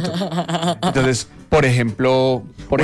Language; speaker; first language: Spanish; native; Spanish